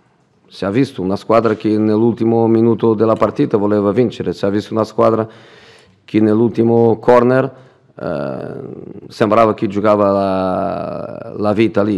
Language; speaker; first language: Italian; non-native, fluent; Portuguese